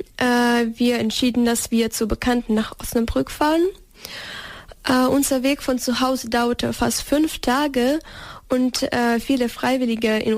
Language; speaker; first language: German; non-native, fluent; Ukrainian